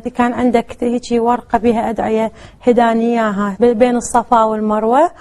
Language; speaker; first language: Arabic; native; Arabic